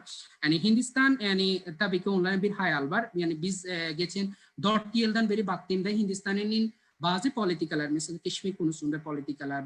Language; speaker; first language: Turkish; non-native, fluent; Bangla